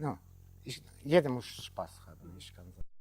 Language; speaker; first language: German; non-native, learner; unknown